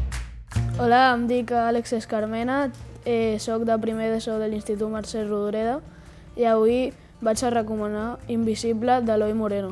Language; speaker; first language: Catalan; non-native, local second language; Spanish